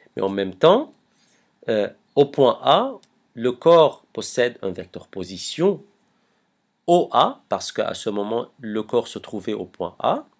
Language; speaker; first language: French; non-native, local second language; Arabic